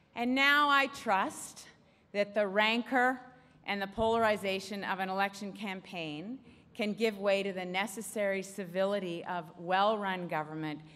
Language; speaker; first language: English; native; English